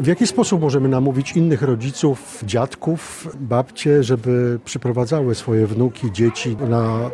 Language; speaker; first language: Polish; native; Polish